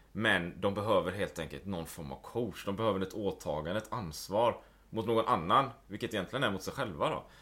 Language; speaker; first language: Swedish; native; Swedish